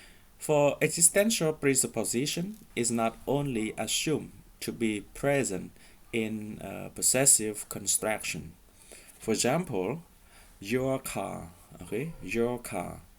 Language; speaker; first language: English; non-native, fluent; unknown